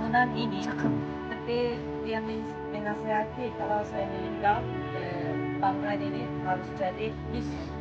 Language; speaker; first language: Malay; non-native, learner; Turkish